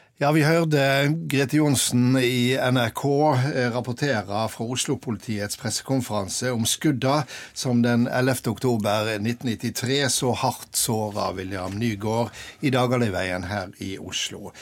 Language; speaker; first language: Norwegian; native; Norwegian